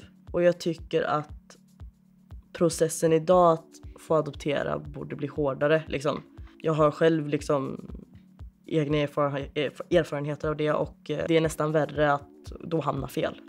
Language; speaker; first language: Swedish; native; Swedish